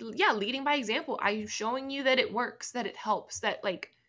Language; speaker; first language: English; early bilingual, other home language; Spanish